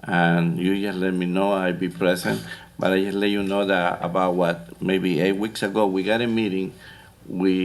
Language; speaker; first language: English; non-native, fluent; Spanish